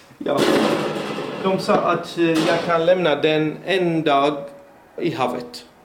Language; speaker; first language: Swedish; non-native, learner; Arabic